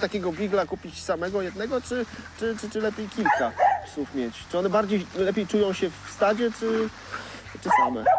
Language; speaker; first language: Polish; native; Polish